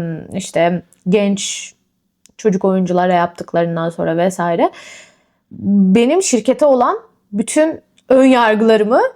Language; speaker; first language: Turkish; native; Turkish